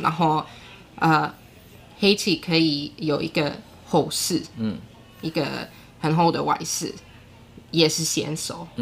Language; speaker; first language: Chinese; non-native, learner; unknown